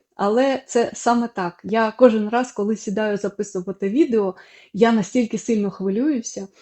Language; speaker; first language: Ukrainian; non-native, local second language; Russian